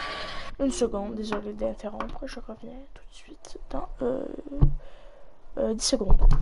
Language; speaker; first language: French; native; French